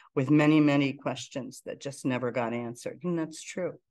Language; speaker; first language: English; native; English